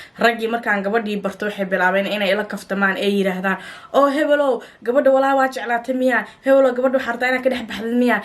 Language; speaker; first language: Somali; early bilingual, heritage; Somali